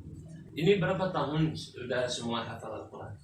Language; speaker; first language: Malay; non-native, fluent; Arabic